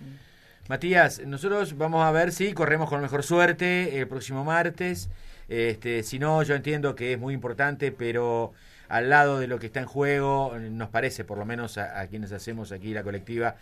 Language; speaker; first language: Spanish; native; Spanish